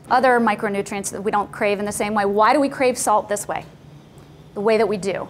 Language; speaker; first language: English; native; English